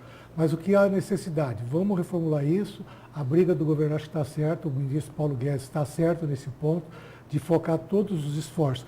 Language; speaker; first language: Portuguese; native; Portuguese